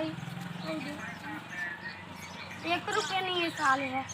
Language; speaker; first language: Hindi; non-native, local second language; Chhattisgarhi